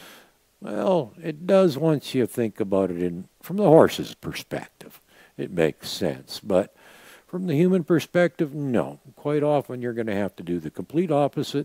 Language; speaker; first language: English; native; English